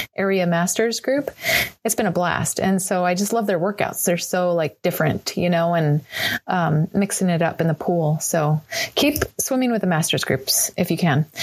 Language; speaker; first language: English; native; English